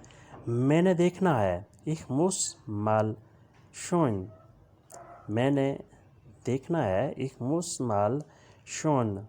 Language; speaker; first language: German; non-native, learner; Urdu